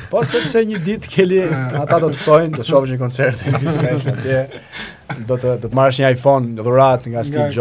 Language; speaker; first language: Albanian; native; Albanian